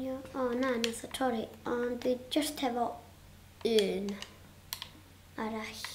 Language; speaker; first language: Welsh; non-native, local second language; English